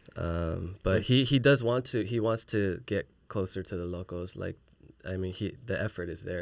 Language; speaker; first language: English; early bilingual, other home language; Chinese